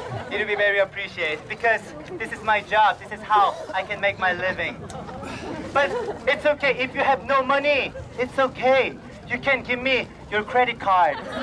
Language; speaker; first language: English; non-native, fluent; Korean